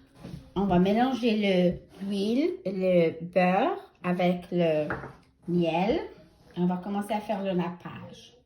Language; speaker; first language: French; non-native, fluent; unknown